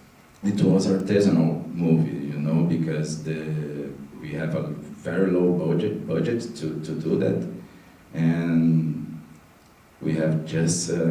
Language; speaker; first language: English; non-native, learner; Portuguese